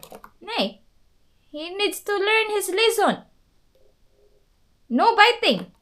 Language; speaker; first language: English; non-native, local second language; Filipino